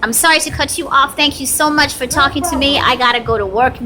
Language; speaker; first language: English; native; English